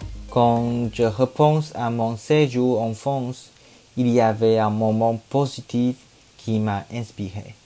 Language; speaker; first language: French; non-native, learner; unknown